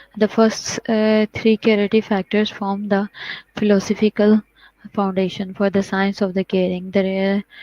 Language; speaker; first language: English; non-native, local second language; Urdu